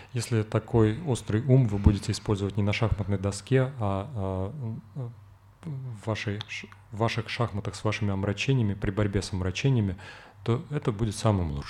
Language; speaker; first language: Russian; native; Russian